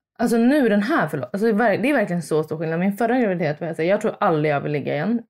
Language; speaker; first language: Swedish; early bilingual, other home language; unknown